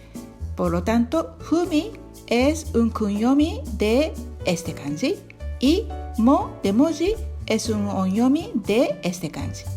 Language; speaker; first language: Spanish; non-native, fluent; Japanese